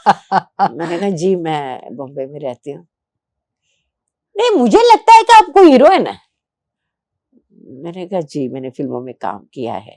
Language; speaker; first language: Hindi; non-native, local second language; Telugu